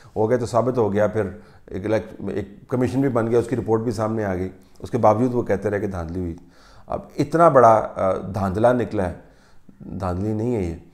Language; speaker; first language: Urdu; native; Urdu